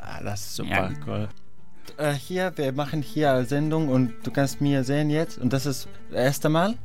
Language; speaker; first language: German; non-native, learner; Arabic